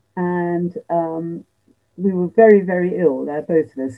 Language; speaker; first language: English; native; English